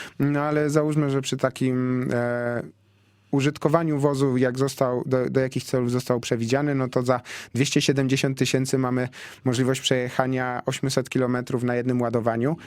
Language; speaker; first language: Polish; native; Polish